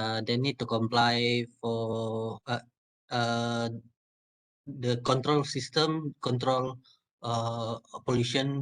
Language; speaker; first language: English; non-native, local second language; Malay